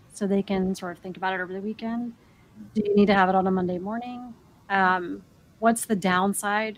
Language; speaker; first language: English; native; English